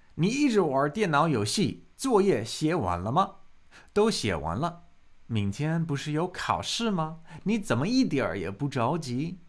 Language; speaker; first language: Chinese; non-native, fluent; English